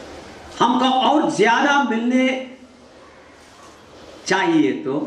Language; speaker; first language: Hindi; non-native, learner; English